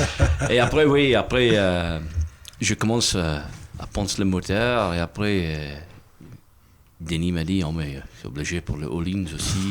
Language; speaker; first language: French; non-native, fluent; English